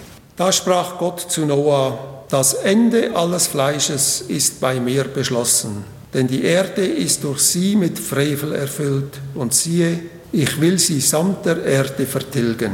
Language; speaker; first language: German; native; German